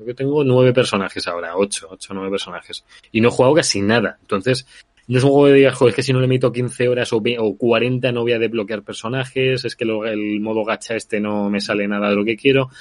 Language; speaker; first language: Spanish; native; Spanish